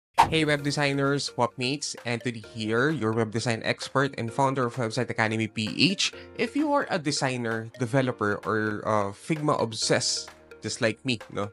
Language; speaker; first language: English; non-native, local second language; Filipino